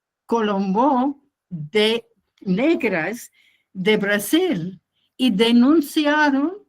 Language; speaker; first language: Spanish; non-native, fluent; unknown